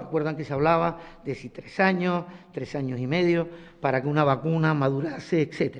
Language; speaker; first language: Spanish; native; Spanish